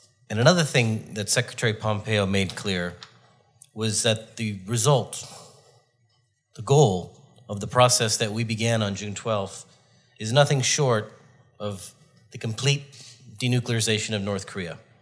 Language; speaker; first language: English; native; English